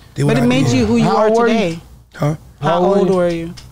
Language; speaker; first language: English; native; English